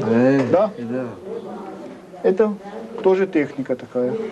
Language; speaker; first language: Russian; non-native, learner; French